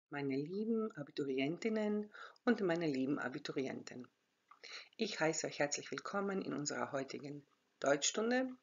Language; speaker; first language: German; non-native, fluent; Croatian